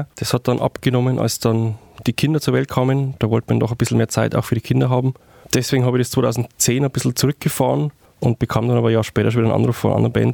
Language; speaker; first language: German; native; German